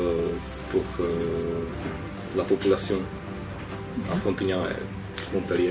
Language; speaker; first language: French; non-native, fluent; Czech